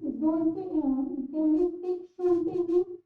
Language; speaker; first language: English; non-native, learner; Hindi